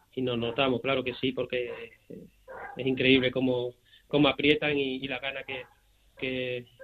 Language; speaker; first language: Spanish; native; Spanish